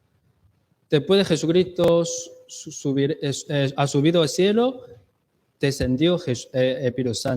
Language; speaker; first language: Spanish; non-native, learner; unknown